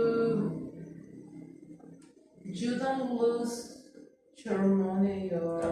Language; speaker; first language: English; non-native, learner; Spanish